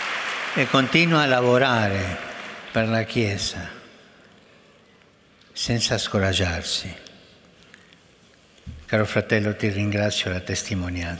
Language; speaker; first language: Italian; non-native, fluent; Spanish